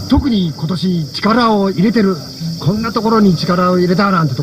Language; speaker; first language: Japanese; native; Japanese